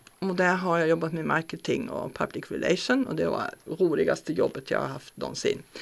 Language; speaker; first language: Swedish; non-native, fluent; German